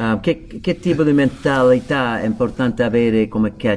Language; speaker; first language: Italian; non-native, fluent; English